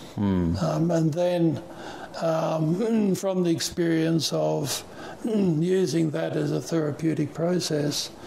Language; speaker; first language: English; native; English